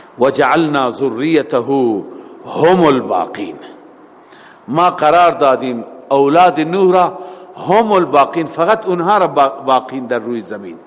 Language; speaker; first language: Persian; native; Persian